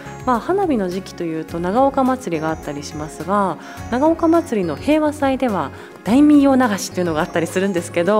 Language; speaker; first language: Japanese; native; Japanese